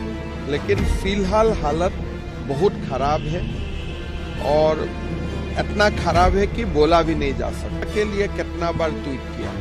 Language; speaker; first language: Hindi; non-native, local second language; Assamese